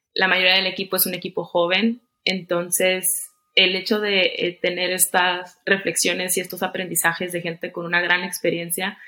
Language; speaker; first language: Spanish; native; Spanish